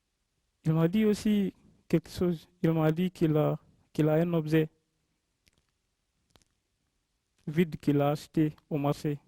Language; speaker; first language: French; non-native, local second language; Fula